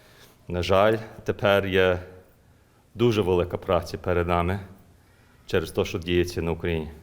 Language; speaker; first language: Ukrainian; early bilingual, heritage; Ukrainian